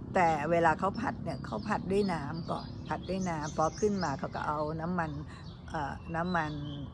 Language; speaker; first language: Thai; native; Thai